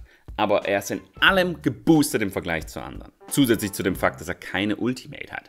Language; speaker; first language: German; native; German